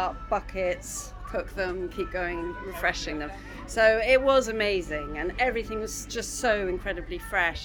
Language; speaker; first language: English; native; English